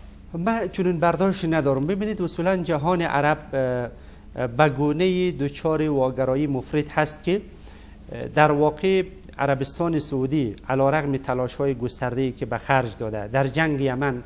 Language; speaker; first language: Persian; native; Persian